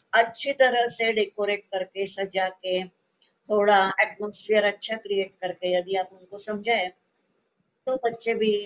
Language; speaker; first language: Hindi; non-native, local second language; Marathi